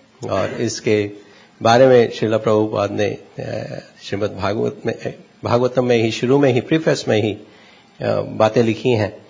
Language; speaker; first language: Hindi; native; Hindi